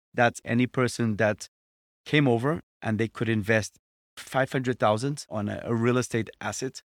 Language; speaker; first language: English; non-native, fluent; Portuguese